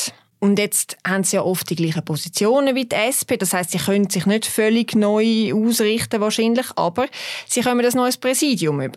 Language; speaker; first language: German; native; German